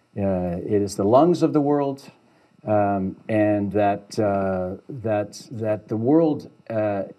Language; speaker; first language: English; native; English